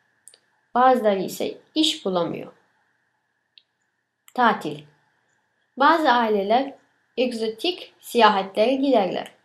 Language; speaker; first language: Turkish; early bilingual, other home language; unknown